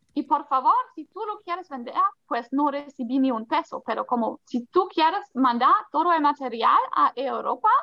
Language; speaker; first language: Spanish; non-native, fluent; German